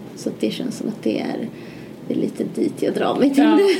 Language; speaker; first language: Swedish; native; Swedish